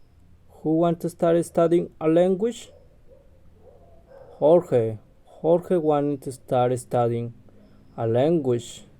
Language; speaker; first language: English; non-native, learner; Spanish